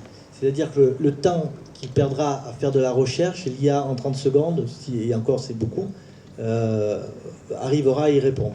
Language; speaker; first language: French; native; French